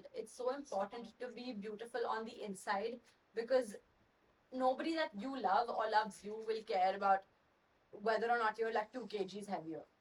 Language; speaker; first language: English; non-native, local second language; Hindi